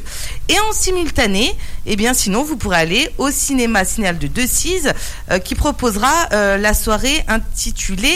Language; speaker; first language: French; native; French